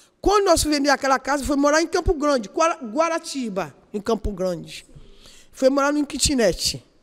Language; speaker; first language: Portuguese; non-native, learner; Yoruba